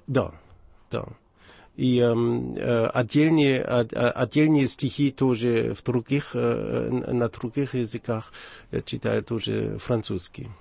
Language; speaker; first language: Russian; non-native, fluent; German